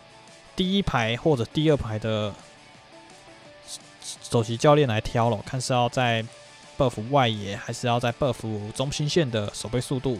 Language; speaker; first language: Chinese; native; Chinese